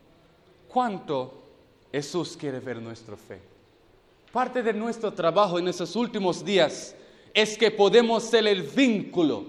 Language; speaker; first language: Spanish; non-native, fluent; English